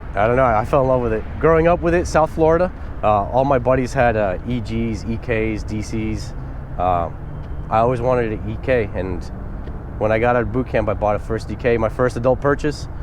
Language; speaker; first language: English; native; English